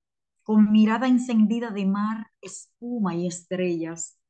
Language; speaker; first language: Spanish; native; Spanish